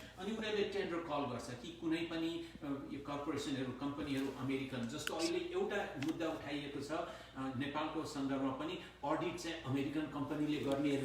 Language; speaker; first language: Nepali; native; Nepali